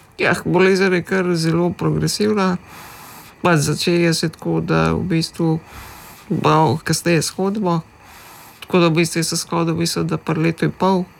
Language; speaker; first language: Slovenian; early bilingual, other home language; Macedonian